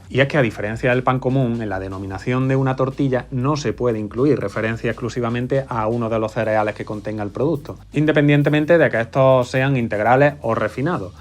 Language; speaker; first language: Spanish; native; Spanish